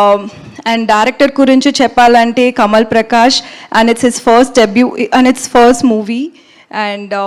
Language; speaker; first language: Telugu; non-native, local second language; Tamil